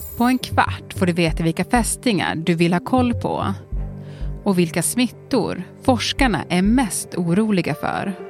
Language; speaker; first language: Swedish; native; Swedish